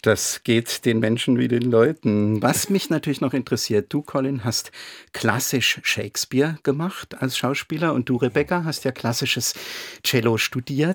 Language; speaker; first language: German; native; German